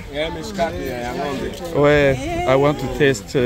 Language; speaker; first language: English; non-native, learner; Lingala